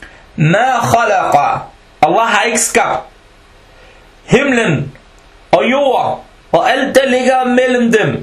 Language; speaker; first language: Danish; early bilingual, other home language; Arabic